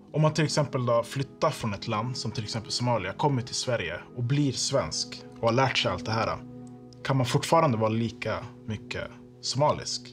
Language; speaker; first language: Swedish; early bilingual, other home language; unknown